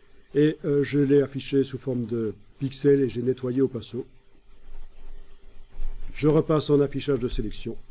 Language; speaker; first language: French; native; French